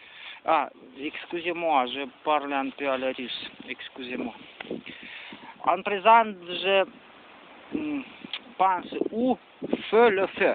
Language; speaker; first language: French; non-native, learner; Romanian